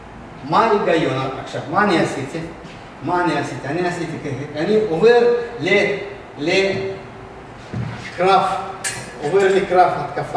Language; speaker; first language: Hebrew; non-native, fluent; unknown